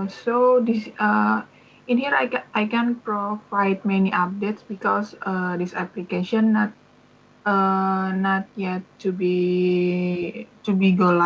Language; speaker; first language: English; non-native, learner; Indonesian